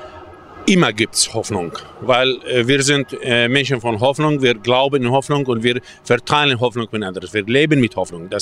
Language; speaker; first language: German; non-native, fluent; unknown